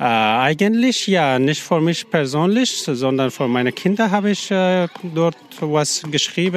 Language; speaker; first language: German; non-native, learner; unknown